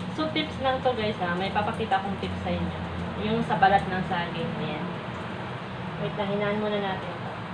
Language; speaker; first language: Filipino; non-native, local second language; Iloko